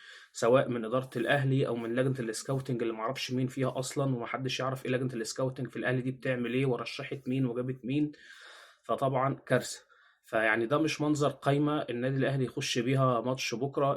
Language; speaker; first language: Arabic; native; Arabic